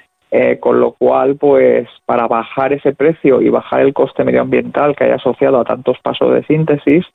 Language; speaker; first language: Spanish; native; Spanish